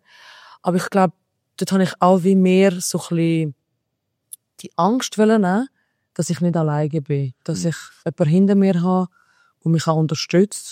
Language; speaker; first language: German; early bilingual, other home language; Albanian